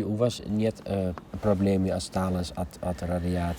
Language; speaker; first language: Russian; non-native, fluent; Dutch